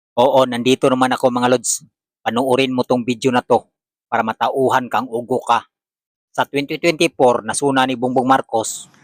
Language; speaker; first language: Filipino; native; Filipino